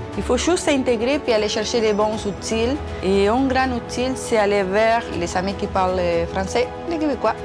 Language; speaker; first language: French; non-native, fluent; Spanish